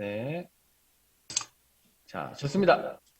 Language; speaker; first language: Korean; native; Korean